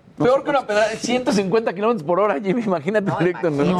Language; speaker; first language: Spanish; native; Spanish